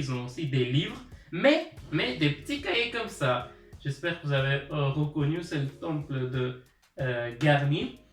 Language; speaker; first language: French; early bilingual, other home language; Armenian